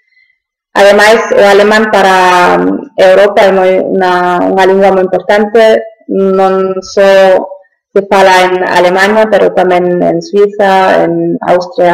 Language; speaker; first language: Galician; non-native, learner; German